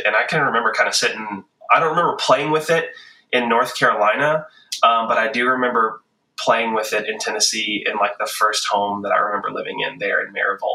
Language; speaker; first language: English; native; English